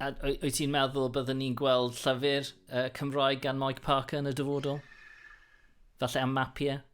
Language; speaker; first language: Welsh; non-native, local second language; English